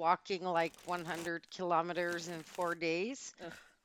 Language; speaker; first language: English; non-native, fluent; Dutch